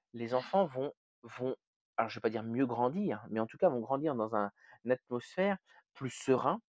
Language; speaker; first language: French; native; French